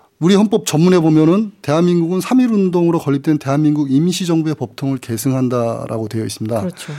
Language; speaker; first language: Korean; native; Korean